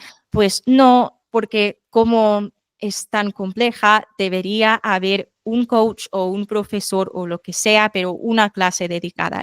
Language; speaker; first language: Spanish; non-native, fluent; English